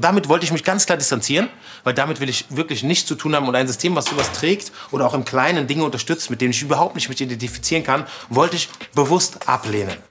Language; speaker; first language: German; native; German